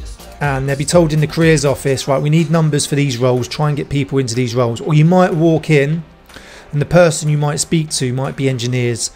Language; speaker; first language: English; native; English